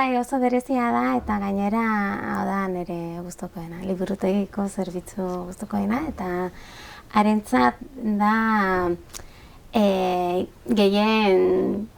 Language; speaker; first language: Basque; non-native, local second language; Spanish